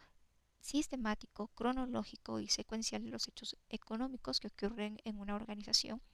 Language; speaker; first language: Spanish; native; Spanish